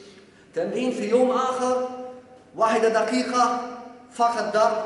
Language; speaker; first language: Arabic; non-native, fluent; Polish